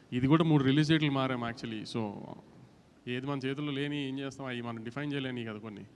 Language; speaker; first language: Telugu; native; Telugu